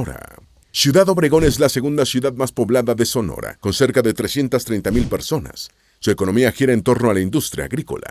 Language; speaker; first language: Spanish; native; Spanish